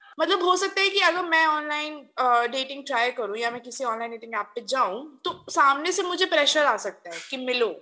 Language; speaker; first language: Hindi; native; Hindi